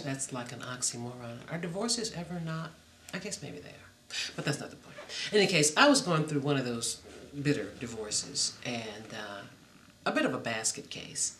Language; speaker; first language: English; native; English